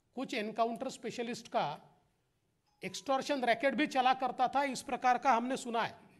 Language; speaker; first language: Hindi; non-native, local second language; Marathi